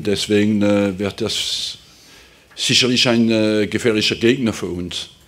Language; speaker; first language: German; non-native, fluent; French